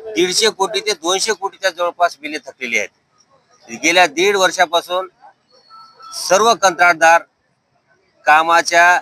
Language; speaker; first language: Marathi; native; Marathi